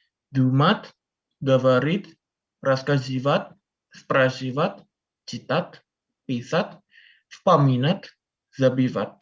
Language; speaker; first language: Russian; non-native, learner; Indonesian